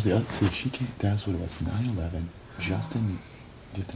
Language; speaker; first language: English; native; English